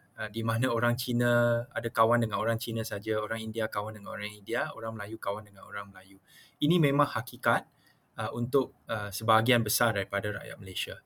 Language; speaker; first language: Malay; non-native, local second language; Chinese